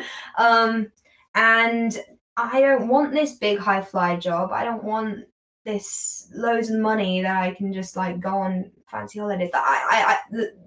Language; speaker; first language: English; native; English